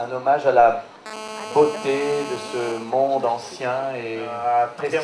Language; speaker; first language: French; native; French